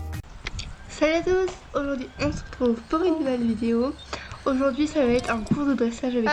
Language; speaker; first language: French; native; French